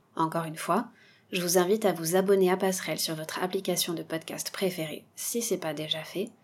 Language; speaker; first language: French; native; French